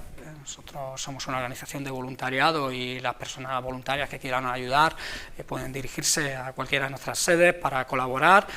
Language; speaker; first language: Spanish; native; Spanish